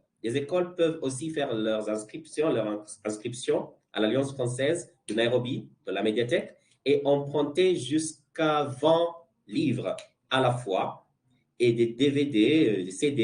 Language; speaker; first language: French; non-native, fluent; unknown